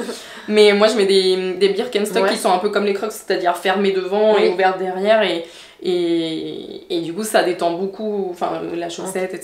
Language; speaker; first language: French; native; French